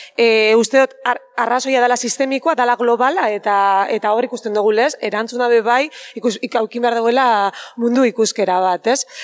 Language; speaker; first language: Basque; native; Basque